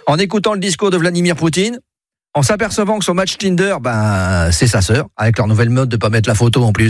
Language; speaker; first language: French; native; French